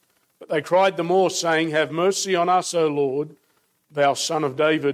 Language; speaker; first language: English; native; English